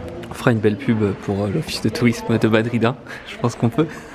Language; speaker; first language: French; native; French